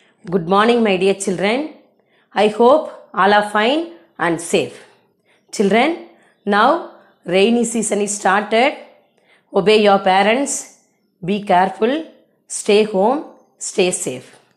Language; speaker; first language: English; non-native, local second language; Tamil